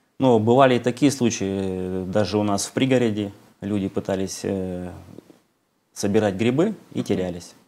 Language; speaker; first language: Russian; native; Russian